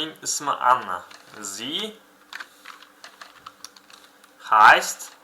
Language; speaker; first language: German; non-native, fluent; Uzbek